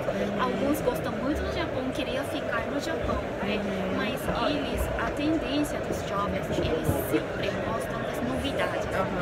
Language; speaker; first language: Portuguese; non-native, learner; Japanese